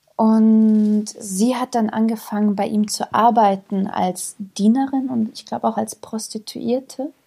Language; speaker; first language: German; early bilingual, other home language; Croatian